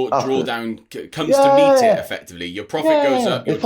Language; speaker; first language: English; native; English